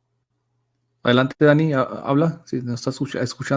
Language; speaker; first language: Spanish; native; Spanish